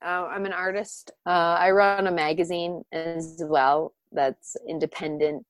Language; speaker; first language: English; native; English